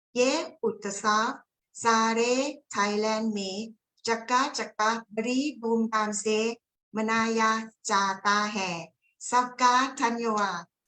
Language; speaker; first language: Hindi; non-native, learner; Thai